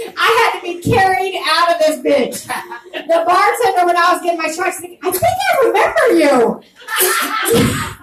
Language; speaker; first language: English; native; English